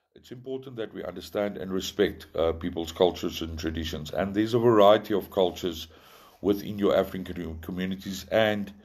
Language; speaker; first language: English; non-native, local second language; Afrikaans